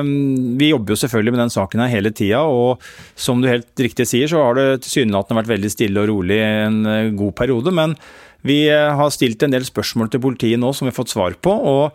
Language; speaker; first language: Norwegian; native; Norwegian